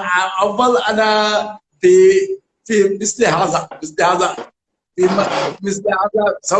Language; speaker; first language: Arabic; non-native, learner; Urdu